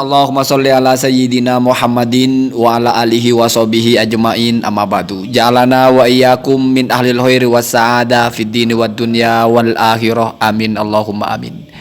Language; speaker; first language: Indonesian; non-native, local second language; Madurese